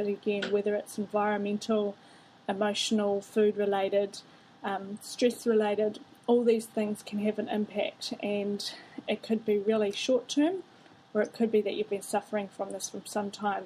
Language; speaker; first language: English; native; English